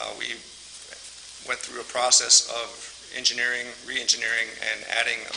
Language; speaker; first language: English; native; English